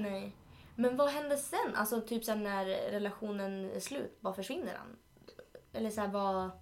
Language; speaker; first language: Swedish; early bilingual, other home language; Spanish